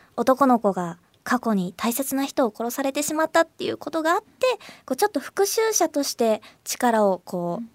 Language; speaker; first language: Japanese; native; Japanese